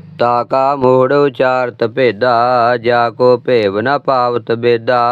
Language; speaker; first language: Hindi; non-native, local second language; Punjabi